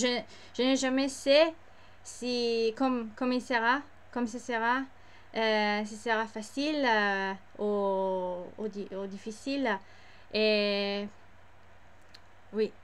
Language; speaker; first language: French; non-native, learner; English